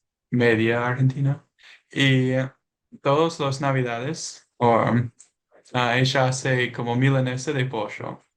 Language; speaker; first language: Spanish; non-native, learner; English